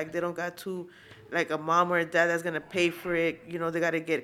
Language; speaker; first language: English; early bilingual, other home language; Spanish